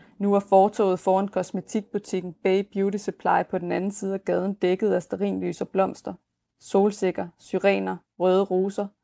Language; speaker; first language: Danish; native; Danish